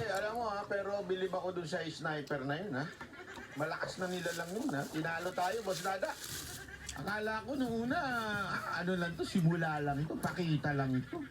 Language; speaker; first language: Filipino; native; Filipino